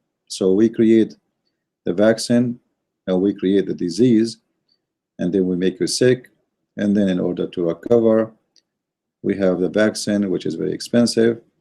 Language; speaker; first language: English; non-native, fluent; Arabic